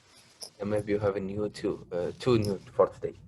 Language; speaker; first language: English; non-native, learner; Arabic